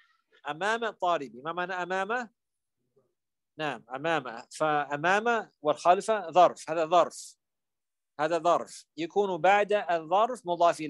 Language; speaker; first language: Arabic; non-native, fluent; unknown